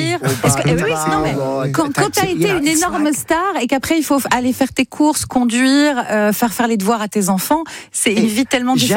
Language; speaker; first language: French; native; French